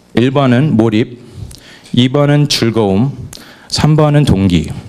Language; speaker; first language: Korean; non-native, fluent; English